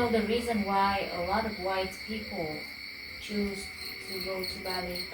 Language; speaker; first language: English; non-native, fluent; Vietnamese